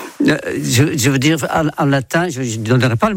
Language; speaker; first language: French; non-native, fluent; Dutch